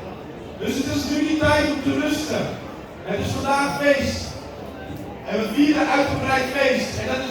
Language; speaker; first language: Dutch; early bilingual, other home language; Indonesian